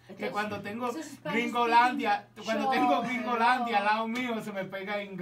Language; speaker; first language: Spanish; native; Spanish